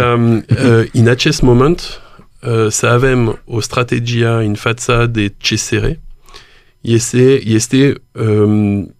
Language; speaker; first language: Romanian; non-native, learner; French